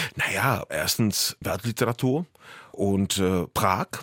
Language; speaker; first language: German; non-native, fluent; Czech